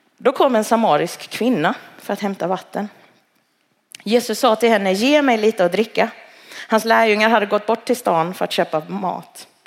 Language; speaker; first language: Swedish; early bilingual, other home language; Cantonese